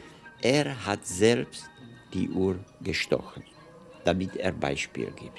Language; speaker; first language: German; non-native, fluent; Czech